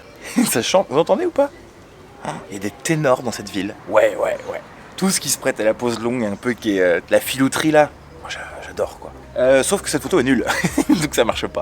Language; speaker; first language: French; native; French